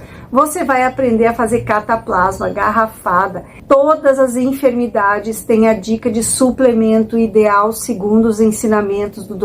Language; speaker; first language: Portuguese; native; Portuguese